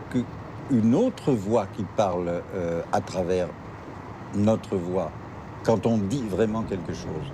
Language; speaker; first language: French; native; French